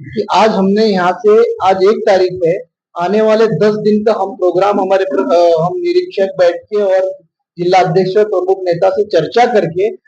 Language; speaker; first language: Hindi; non-native, local second language; Marathi